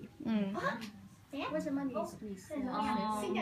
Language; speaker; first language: Chinese; non-native, learner; Vietnamese